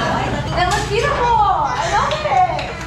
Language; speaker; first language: English; non-native, fluent; Japanese